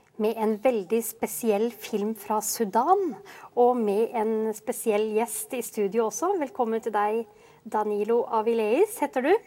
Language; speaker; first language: Norwegian; native; Norwegian